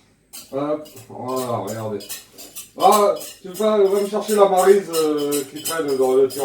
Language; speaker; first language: French; native; French